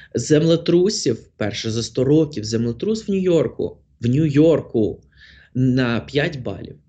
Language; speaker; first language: Ukrainian; non-native, local second language; Russian